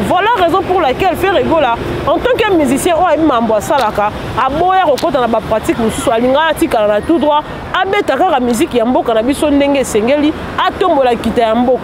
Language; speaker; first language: French; non-native, local second language; Lingala